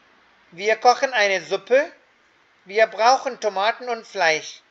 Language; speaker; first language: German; non-native, fluent; Hindi